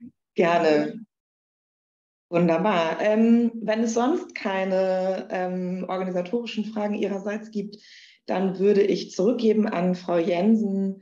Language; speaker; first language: German; native; German